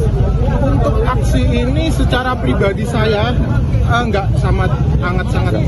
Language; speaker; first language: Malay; non-native, local second language; Javanese